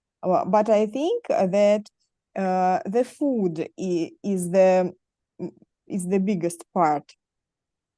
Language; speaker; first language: English; non-native, learner; Russian